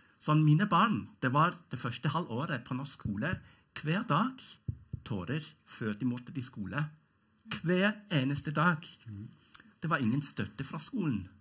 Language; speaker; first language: Norwegian; non-native, fluent; German